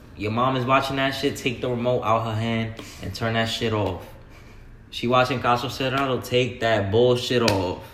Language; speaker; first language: English; native; English